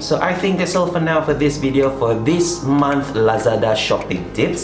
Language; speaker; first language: English; non-native, local second language; Malay